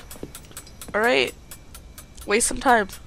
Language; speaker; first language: English; native; English